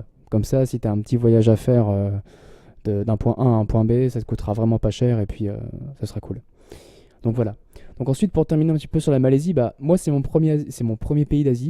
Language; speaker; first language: French; native; French